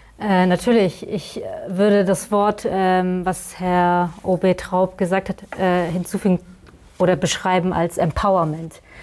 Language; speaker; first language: German; early bilingual, other home language; Kurdish